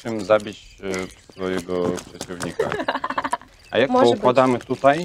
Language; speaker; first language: Polish; non-native, learner; Russian